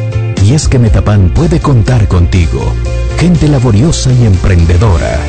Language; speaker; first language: Spanish; native; Spanish